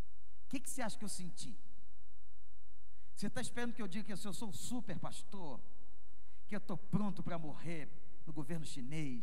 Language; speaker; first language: Portuguese; native; Portuguese